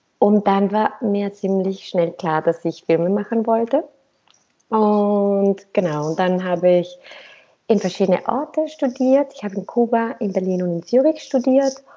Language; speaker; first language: German; non-native, fluent; Spanish